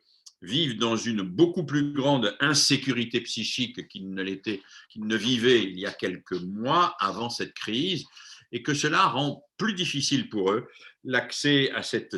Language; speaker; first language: French; native; French